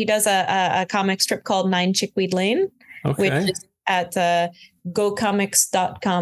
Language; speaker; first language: English; native; English